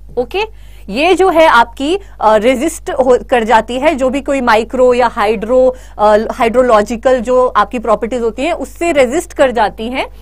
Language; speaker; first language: Hindi; native; Hindi